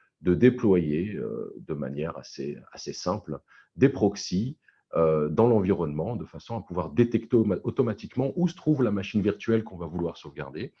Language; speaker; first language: French; native; French